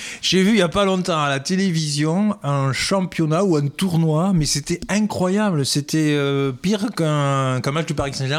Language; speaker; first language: French; native; French